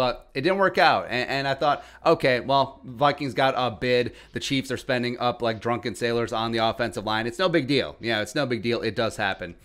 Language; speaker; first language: English; native; English